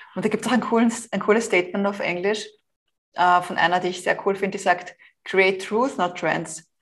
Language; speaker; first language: German; native; German